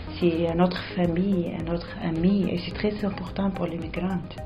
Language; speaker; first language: French; non-native, learner; Arabic